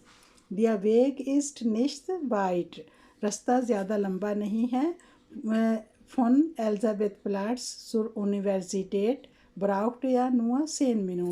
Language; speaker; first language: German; non-native, fluent; Urdu